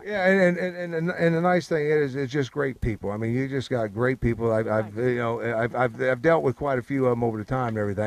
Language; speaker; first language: English; native; English